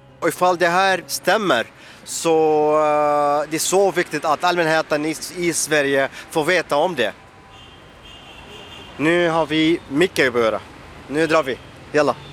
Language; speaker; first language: Swedish; non-native, fluent; Arabic